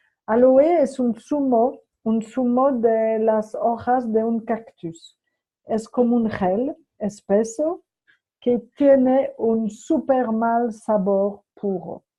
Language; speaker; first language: Spanish; non-native, fluent; French